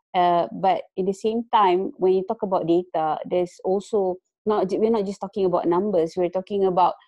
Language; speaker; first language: English; non-native, local second language; Malay